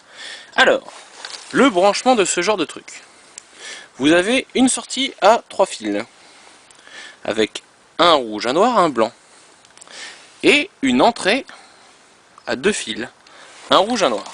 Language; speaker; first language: French; native; French